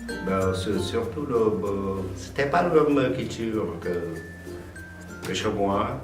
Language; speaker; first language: French; non-native, learner; Tigrinya